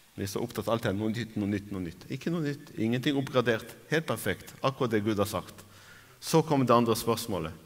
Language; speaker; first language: Norwegian; non-native, fluent; Arabic